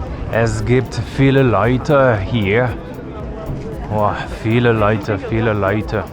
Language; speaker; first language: German; non-native, learner; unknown